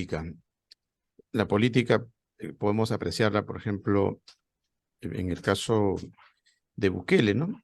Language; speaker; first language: Spanish; native; Spanish